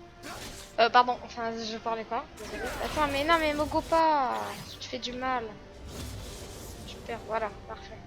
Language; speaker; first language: French; native; French